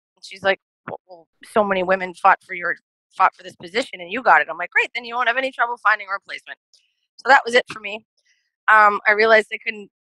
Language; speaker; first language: English; native; English